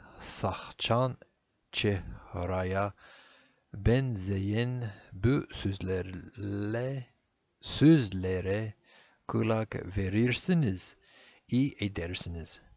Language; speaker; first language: Turkish; non-native, fluent; English